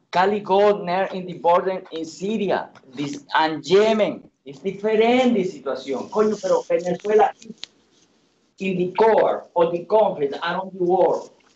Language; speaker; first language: English; non-native, learner; Spanish